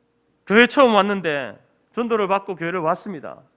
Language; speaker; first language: Korean; native; Korean